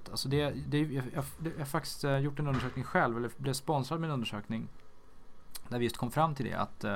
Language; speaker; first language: Swedish; native; Swedish